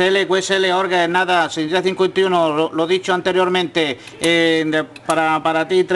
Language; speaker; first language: Spanish; native; Spanish